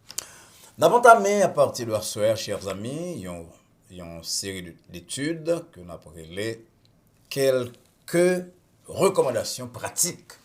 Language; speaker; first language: French; non-native, local second language; Haitian Creole